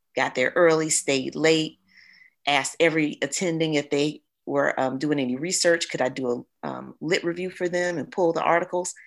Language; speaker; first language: English; native; English